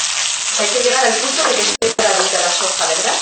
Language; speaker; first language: Spanish; native; Spanish